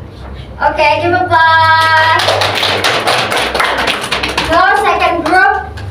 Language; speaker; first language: English; non-native, learner; Indonesian